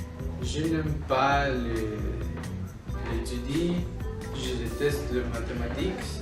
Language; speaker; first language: French; non-native, learner; Spanish